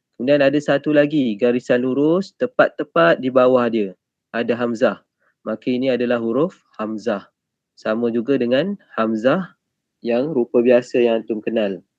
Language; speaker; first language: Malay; native; Malay